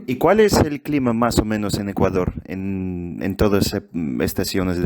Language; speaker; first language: Spanish; non-native, fluent; Russian